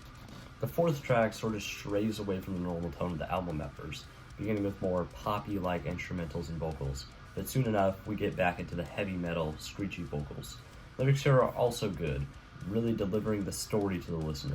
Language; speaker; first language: English; native; English